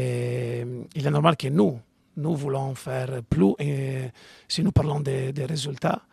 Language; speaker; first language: French; non-native, fluent; Italian